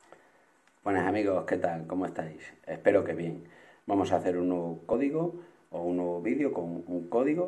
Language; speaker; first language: Spanish; native; Spanish